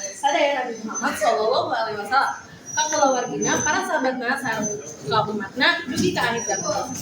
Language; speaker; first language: Sundanese; non-native, learner; Japanese